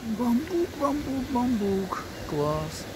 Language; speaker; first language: Russian; native; Russian